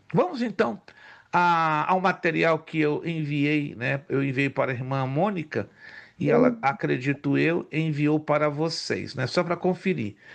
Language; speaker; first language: Portuguese; non-native, local second language; Spanish